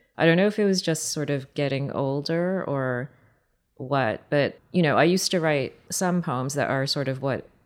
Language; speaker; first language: English; native; English